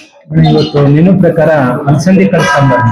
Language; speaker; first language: Kannada; native; Kannada